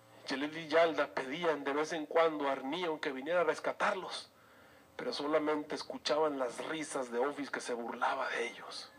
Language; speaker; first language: Spanish; native; Spanish